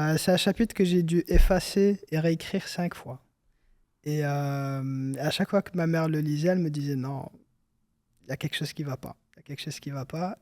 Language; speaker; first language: French; early bilingual, other home language; Arabic